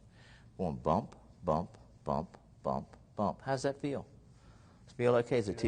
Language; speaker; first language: English; native; English